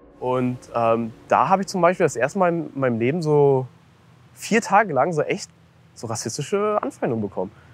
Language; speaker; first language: German; native; German